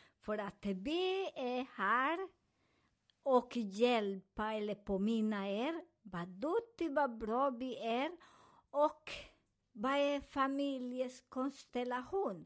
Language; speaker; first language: Swedish; non-native, learner; Spanish